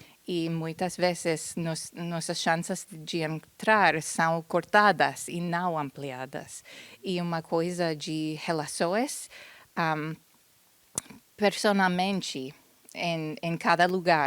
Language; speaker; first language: Portuguese; non-native, fluent; English